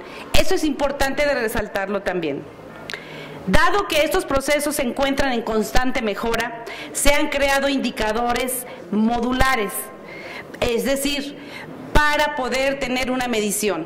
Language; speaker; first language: Spanish; native; Spanish